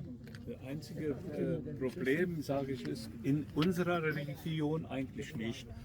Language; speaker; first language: German; native; German